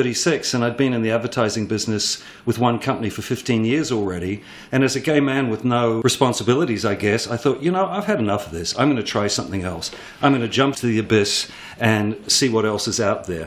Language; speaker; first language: English; native; English